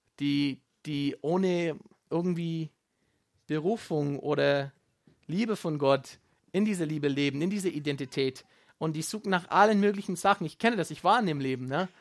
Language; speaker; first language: German; non-native, fluent; Afrikaans